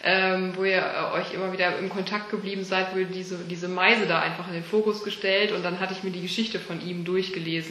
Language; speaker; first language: German; native; German